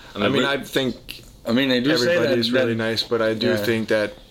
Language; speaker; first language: English; early bilingual, heritage; Danish